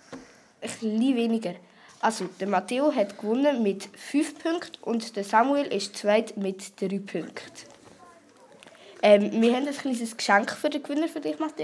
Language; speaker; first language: German; native; German